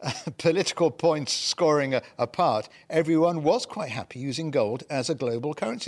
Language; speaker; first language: English; native; English